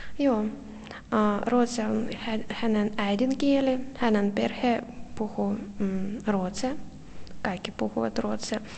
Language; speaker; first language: Finnish; non-native, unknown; Russian